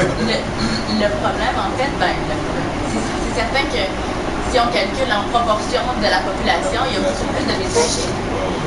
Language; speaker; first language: French; native; French